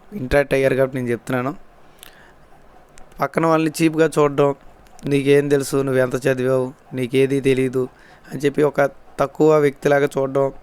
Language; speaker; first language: Telugu; native; Telugu